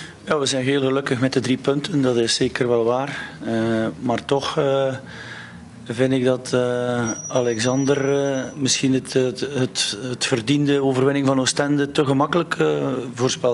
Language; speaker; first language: Dutch; native; Dutch